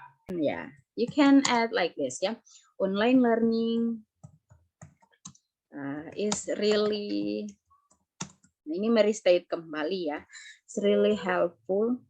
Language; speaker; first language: English; non-native, fluent; Indonesian